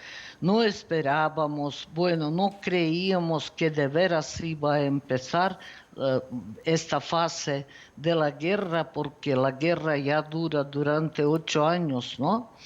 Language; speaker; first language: Spanish; non-native, fluent; Ukrainian